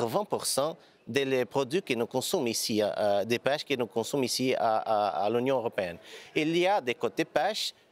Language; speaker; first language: French; non-native, learner; Portuguese